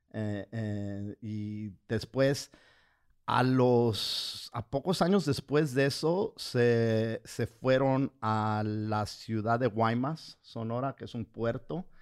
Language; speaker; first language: Spanish; early bilingual, heritage; Spanish